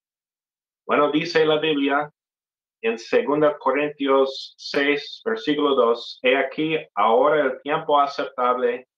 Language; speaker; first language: Spanish; non-native, fluent; English